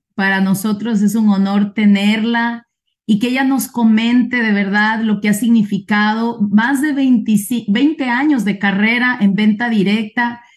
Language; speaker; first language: Spanish; native; Spanish